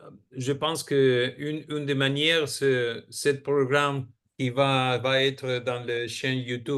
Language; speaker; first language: French; non-native, fluent; Spanish